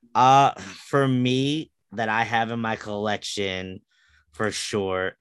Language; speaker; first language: English; early bilingual, other home language; Filipino